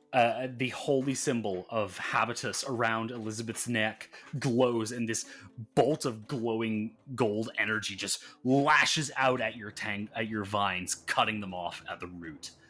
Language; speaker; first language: English; native; English